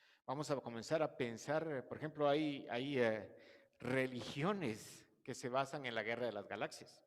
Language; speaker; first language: Spanish; native; Spanish